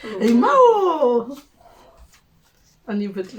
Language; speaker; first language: Polish; native; Polish